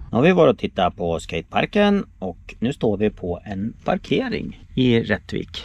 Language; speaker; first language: Swedish; native; Swedish